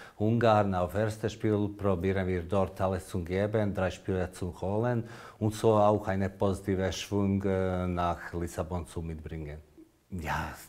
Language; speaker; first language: German; non-native, learner; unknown